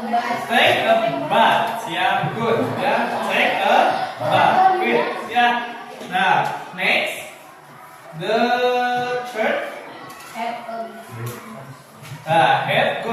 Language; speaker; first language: English; non-native, learner; Indonesian